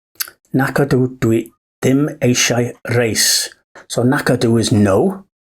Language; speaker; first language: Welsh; non-native, learner; English